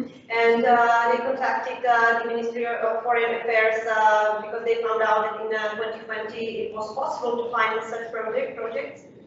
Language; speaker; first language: English; non-native, fluent; Czech